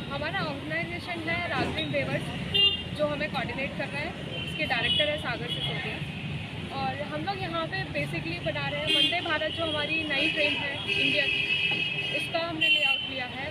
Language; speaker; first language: Hindi; native; Hindi